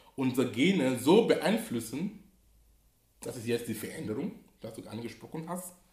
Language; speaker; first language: German; non-native, fluent; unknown